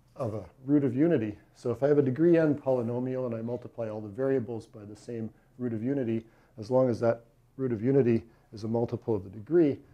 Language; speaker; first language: English; native; English